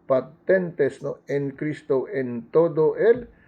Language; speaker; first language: Spanish; non-native, learner; Filipino